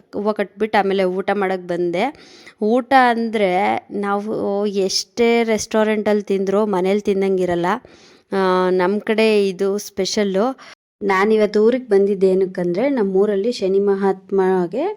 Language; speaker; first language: Kannada; native; Kannada